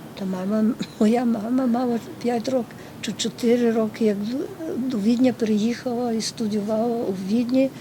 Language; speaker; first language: Ukrainian; early bilingual, heritage; Ukrainian